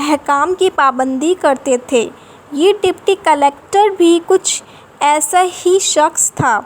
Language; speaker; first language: Urdu; non-native, local second language; Sindhi